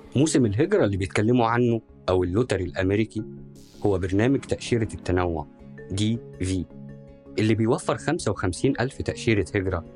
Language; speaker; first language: Arabic; native; Arabic